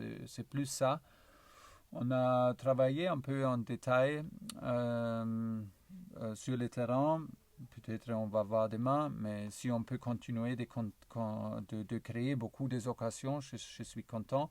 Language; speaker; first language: French; non-native, learner; German